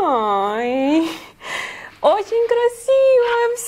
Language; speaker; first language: Russian; non-native, learner; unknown